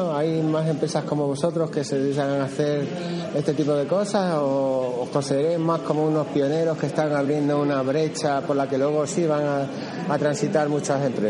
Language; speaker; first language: Spanish; native; Spanish